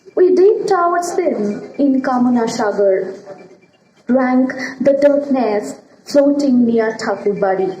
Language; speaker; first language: English; non-native, local second language; Bangla